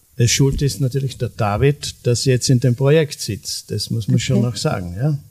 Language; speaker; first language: German; native; German